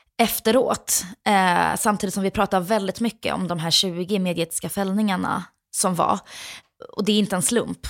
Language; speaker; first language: Swedish; early bilingual, other home language; Bosnian